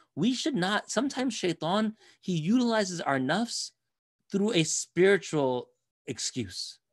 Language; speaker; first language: English; native; English